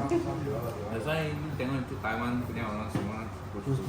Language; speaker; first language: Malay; non-native, local second language; Chinese